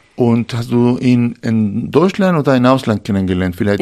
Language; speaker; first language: German; non-native, fluent; Spanish